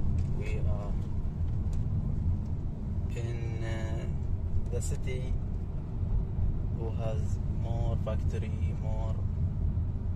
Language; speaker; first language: English; non-native, learner; Arabic